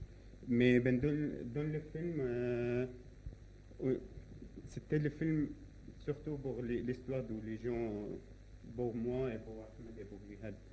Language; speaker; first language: French; non-native, learner; Arabic